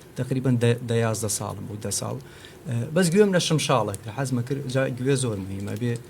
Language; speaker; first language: Central Kurdish; non-native, local second language; Gurani